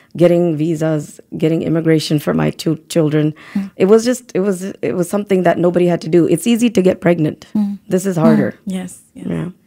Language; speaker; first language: English; native; English